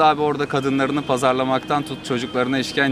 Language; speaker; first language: Turkish; native; Turkish